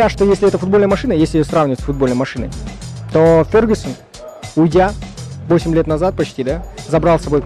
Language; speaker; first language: Russian; native; Russian